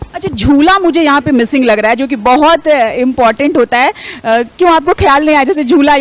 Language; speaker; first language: Hindi; native; Hindi